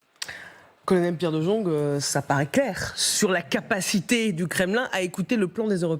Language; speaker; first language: French; native; French